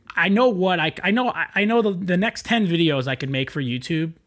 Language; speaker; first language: English; native; English